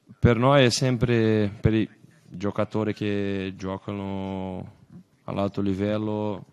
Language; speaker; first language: Italian; non-native, fluent; Portuguese